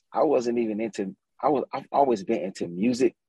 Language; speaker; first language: English; native; English